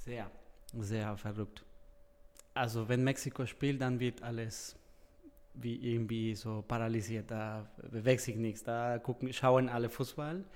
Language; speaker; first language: German; non-native, fluent; Spanish